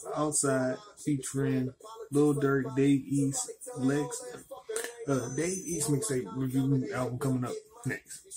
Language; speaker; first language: English; native; English